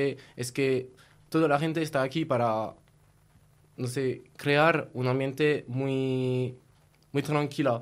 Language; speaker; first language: Spanish; non-native, learner; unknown